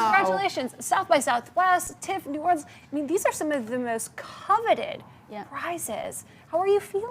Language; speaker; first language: English; native; English